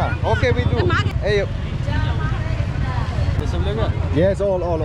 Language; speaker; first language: English; non-native, fluent; Finnish